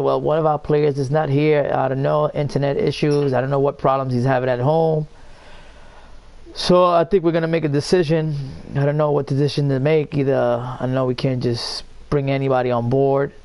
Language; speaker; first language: English; early bilingual, other home language; Spanish